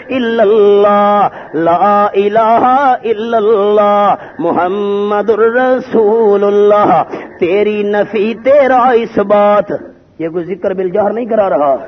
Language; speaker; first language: Urdu; native; Urdu